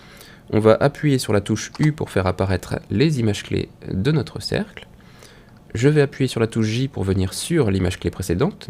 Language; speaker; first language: French; native; French